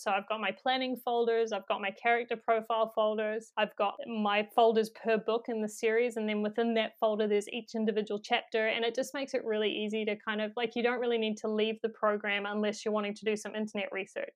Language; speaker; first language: English; native; English